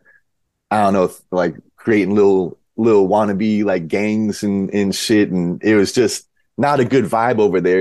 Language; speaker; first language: English; native; English